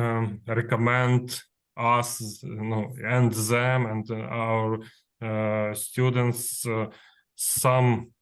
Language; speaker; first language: English; non-native, learner; Ukrainian